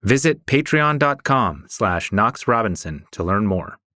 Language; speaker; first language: English; native; English